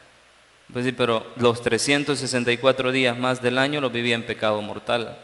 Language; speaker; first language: Spanish; native; Spanish